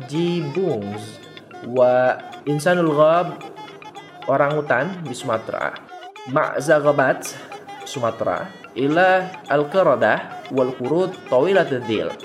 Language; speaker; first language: Arabic; non-native, fluent; Indonesian